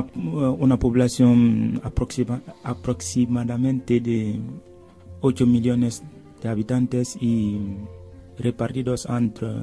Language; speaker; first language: Spanish; non-native, fluent; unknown